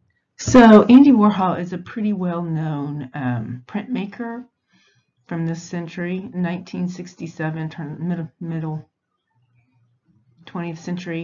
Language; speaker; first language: English; native; English